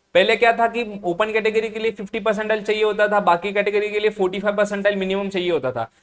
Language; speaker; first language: Hindi; non-native, local second language; Marathi